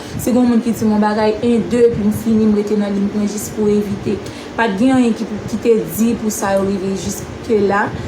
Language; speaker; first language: French; non-native, local second language; Haitian Creole